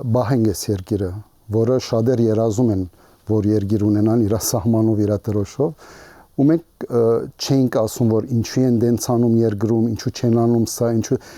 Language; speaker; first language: Armenian; early bilingual, heritage; Armenian